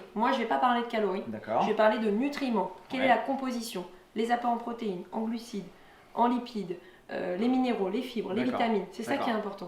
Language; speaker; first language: French; native; French